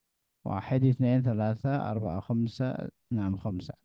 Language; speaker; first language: Arabic; non-native, fluent; Indonesian